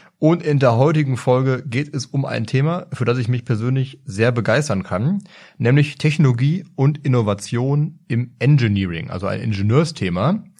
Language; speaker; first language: German; native; German